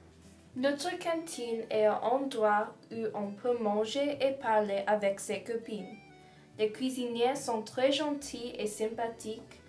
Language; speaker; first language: French; non-native, learner; English